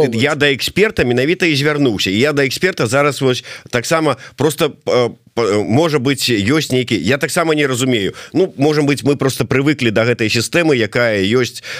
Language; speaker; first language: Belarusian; non-native, local second language; Russian